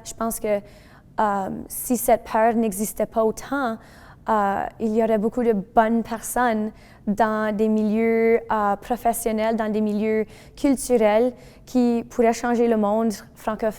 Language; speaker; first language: French; non-native, local second language; English